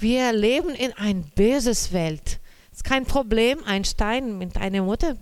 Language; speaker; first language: German; non-native, learner; Portuguese